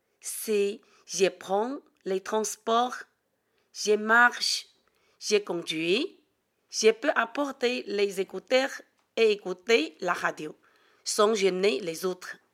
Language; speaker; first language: French; non-native, learner; Chinese